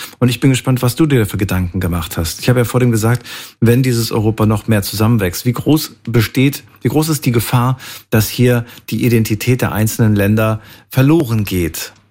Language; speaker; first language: German; native; German